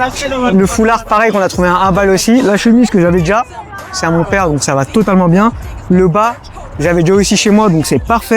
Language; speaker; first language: French; native; French